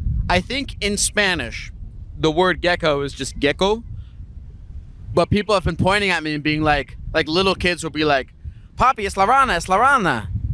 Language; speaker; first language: English; native; English